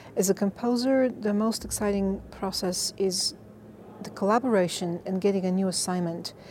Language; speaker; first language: English; non-native, fluent; Bulgarian